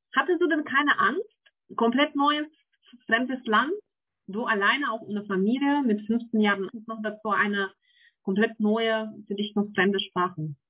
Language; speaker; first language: German; native; German